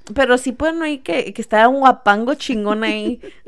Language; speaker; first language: Spanish; early bilingual, heritage; Spanish